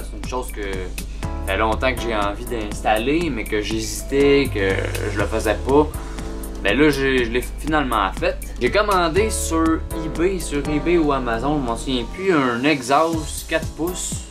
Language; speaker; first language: French; native; French